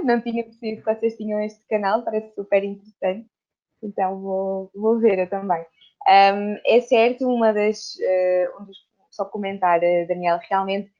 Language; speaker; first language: Portuguese; native; Portuguese